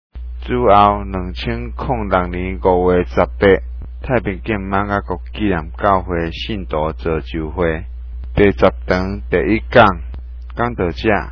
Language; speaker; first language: Chinese; native; Chinese